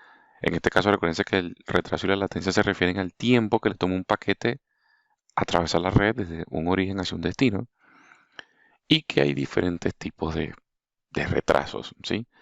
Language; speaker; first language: Spanish; native; Spanish